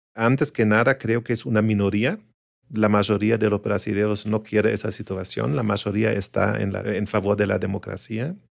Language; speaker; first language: Spanish; non-native, fluent; German